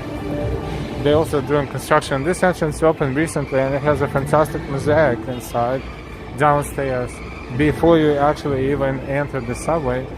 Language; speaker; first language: English; non-native, fluent; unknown